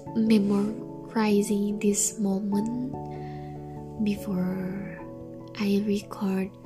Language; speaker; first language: English; non-native, learner; Indonesian